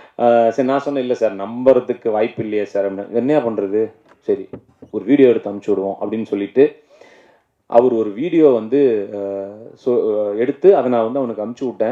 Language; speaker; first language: Tamil; native; Tamil